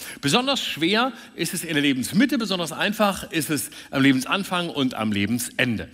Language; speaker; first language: German; native; German